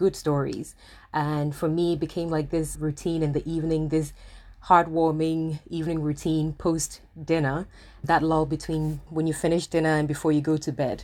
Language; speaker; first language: English; non-native, local second language; Akan